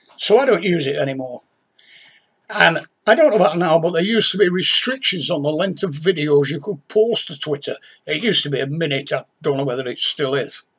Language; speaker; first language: English; native; English